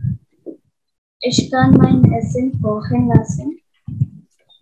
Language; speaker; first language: German; non-native, learner; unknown